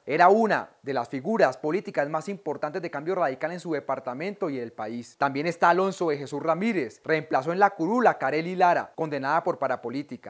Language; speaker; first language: Spanish; native; Spanish